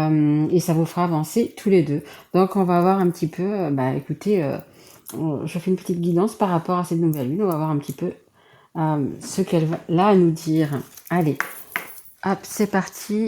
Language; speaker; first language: French; native; French